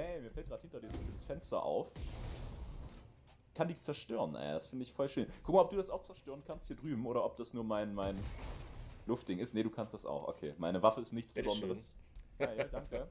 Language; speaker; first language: German; native; German